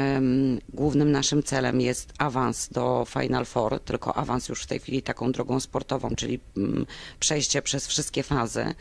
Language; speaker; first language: Polish; native; Polish